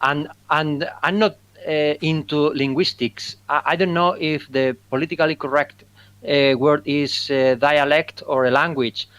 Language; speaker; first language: English; non-native, fluent; Spanish